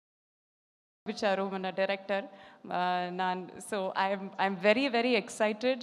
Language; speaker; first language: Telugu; non-native, local second language; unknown